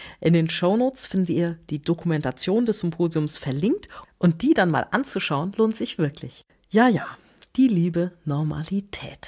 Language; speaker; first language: German; native; German